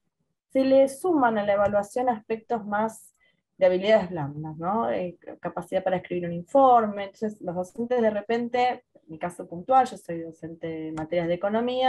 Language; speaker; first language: Spanish; native; Spanish